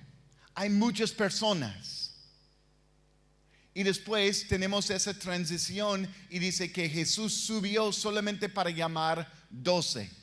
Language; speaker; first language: Spanish; non-native, fluent; English